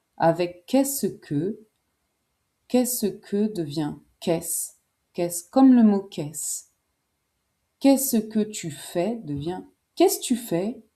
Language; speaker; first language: French; native; French